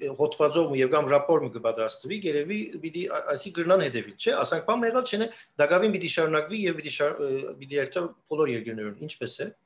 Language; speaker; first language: Armenian; early bilingual, heritage; Armenian